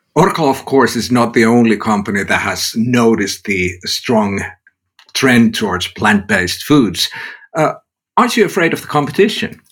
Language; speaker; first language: English; non-native, fluent; Finnish